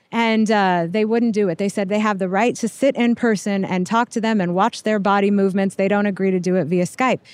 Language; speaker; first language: English; native; English